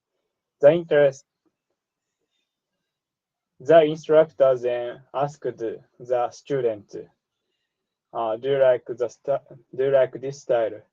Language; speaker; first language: English; non-native, learner; Japanese